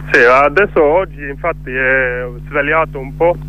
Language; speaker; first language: Italian; non-native, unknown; Swedish